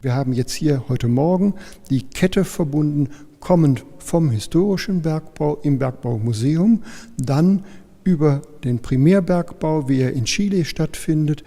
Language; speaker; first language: German; native; German